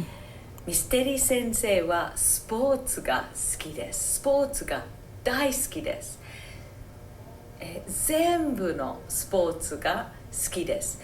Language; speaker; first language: Japanese; non-native, fluent; English